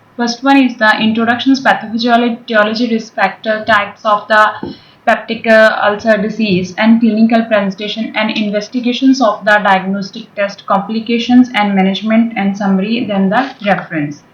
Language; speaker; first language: English; non-native, local second language; Punjabi